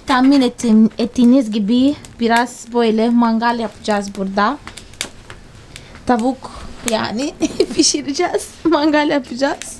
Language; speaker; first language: Turkish; non-native, fluent; Portuguese